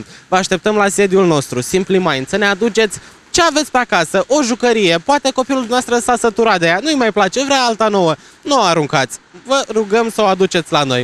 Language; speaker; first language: Romanian; native; Romanian